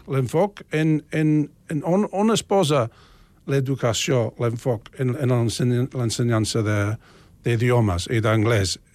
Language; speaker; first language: Catalan; non-native, fluent; English